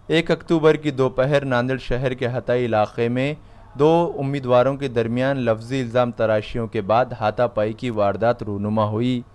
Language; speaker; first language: Urdu; native; Urdu